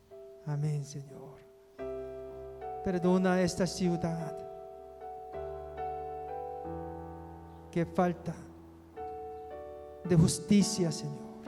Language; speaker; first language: Spanish; non-native, fluent; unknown